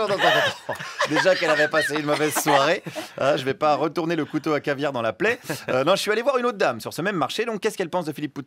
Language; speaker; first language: French; native; French